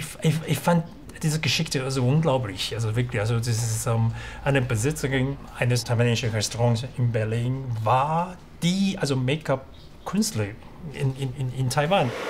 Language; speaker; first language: German; non-native, fluent; Chinese